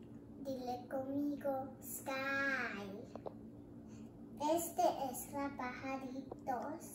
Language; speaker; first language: Spanish; early bilingual, heritage; English